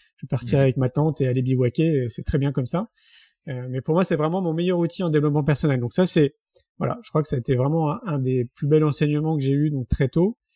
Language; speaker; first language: French; native; French